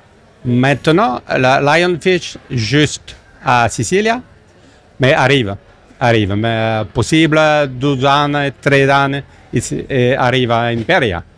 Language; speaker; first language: Italian; non-native, learner; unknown